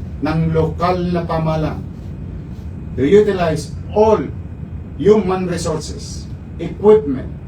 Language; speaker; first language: Filipino; native; Filipino